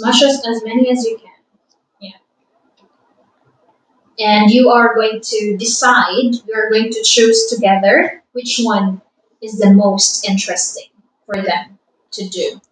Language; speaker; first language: English; non-native, fluent; Vietnamese